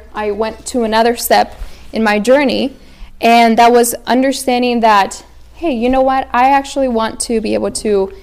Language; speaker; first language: English; early bilingual, other home language; Spanish